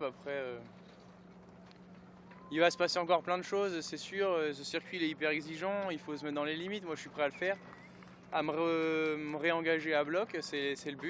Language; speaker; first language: French; native; French